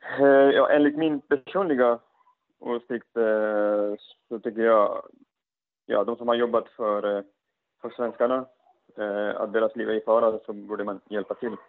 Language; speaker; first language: Swedish; non-native, fluent; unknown